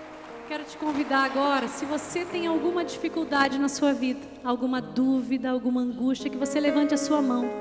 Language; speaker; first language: Portuguese; native; Portuguese